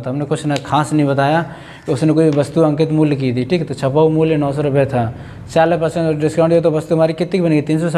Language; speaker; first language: Hindi; native; Hindi